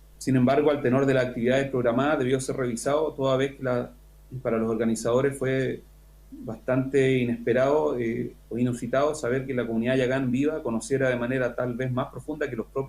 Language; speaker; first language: Spanish; native; Spanish